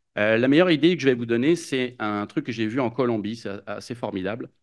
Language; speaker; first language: French; native; French